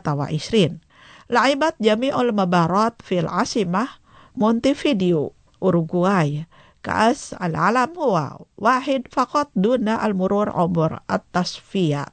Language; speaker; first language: Arabic; non-native, fluent; Indonesian